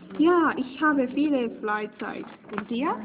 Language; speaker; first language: German; non-native, learner; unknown